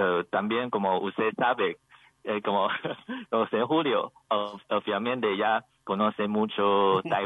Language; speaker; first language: Spanish; non-native, learner; Chinese